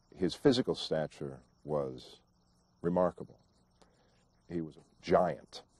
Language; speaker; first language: English; native; English